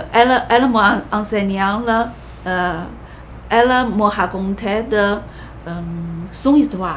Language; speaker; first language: French; non-native, learner; Chinese